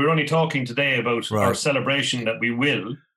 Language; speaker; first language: English; native; English